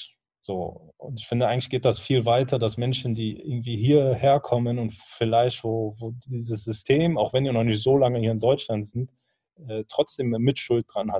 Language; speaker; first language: German; native; German